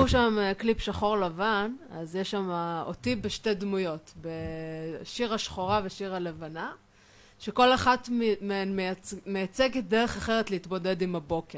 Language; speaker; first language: Hebrew; native; Hebrew